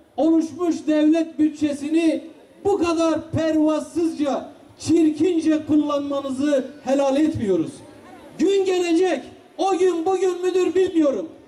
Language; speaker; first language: Turkish; non-native, local second language; Kurdish